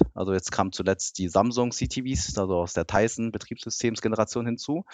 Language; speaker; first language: German; early bilingual, other home language; Japanese